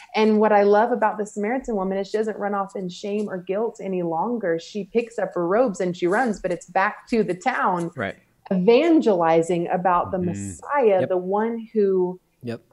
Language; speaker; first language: English; native; English